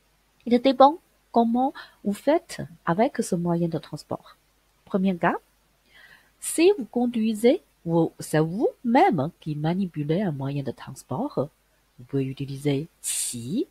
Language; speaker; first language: French; non-native, fluent; Chinese